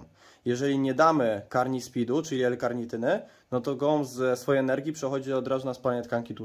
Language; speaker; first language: Polish; native; Polish